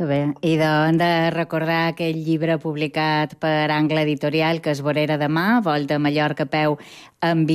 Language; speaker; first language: Catalan; native; Catalan